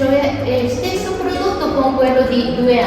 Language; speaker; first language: Italian; non-native, fluent; Japanese